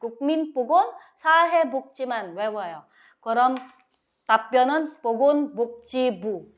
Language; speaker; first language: Korean; non-native, fluent; Filipino